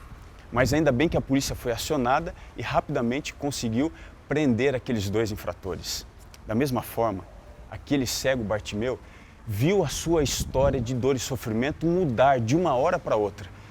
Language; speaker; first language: Portuguese; native; Portuguese